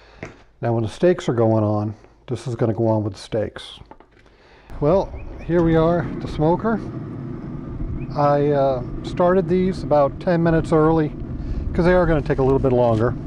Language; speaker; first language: English; native; English